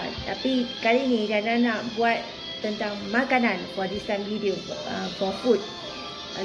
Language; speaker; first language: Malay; native; Malay